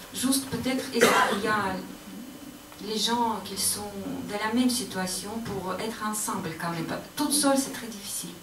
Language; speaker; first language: French; non-native, learner; Russian